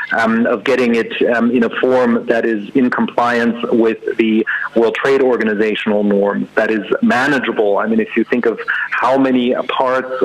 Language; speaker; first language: English; non-native, fluent; German